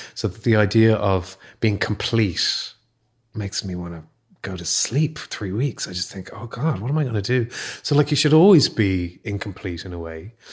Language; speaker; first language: English; native; English